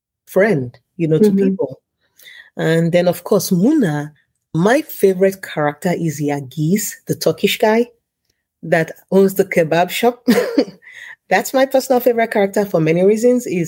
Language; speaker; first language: English; non-native, local second language; Yoruba